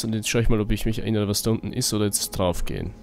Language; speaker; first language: German; native; German